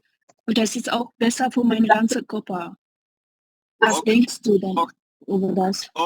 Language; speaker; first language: German; non-native, learner; Hindi